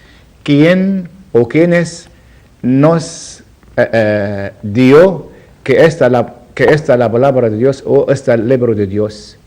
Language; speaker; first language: Spanish; non-native, learner; Arabic